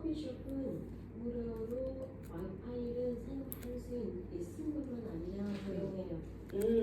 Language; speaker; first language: Korean; non-native, learner; Khmer